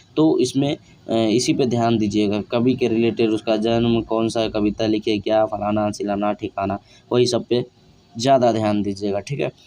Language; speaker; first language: Hindi; native; Hindi